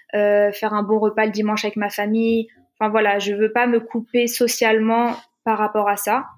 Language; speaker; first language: French; native; French